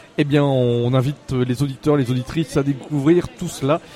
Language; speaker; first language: French; native; French